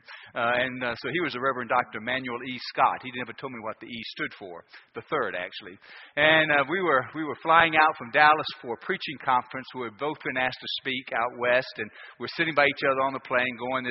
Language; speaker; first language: English; native; English